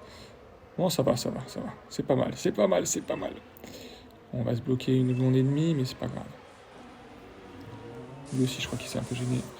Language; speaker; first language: French; native; French